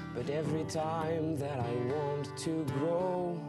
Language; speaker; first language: English; non-native, learner; French